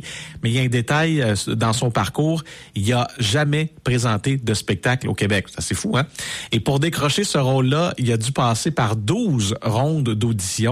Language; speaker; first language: French; native; French